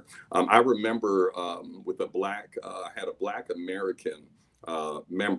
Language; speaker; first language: English; native; English